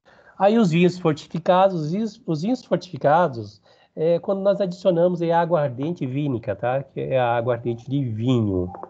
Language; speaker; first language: Portuguese; native; Portuguese